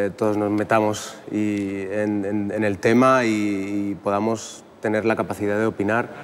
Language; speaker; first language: Spanish; native; Spanish